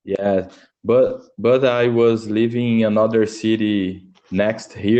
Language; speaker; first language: English; non-native, learner; Portuguese